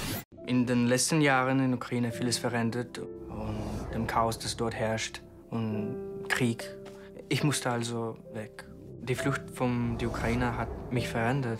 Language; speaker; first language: German; non-native, learner; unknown